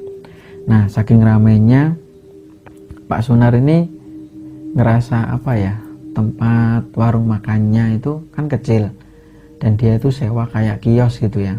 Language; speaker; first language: Indonesian; native; Indonesian